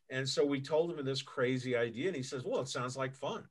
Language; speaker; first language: English; native; English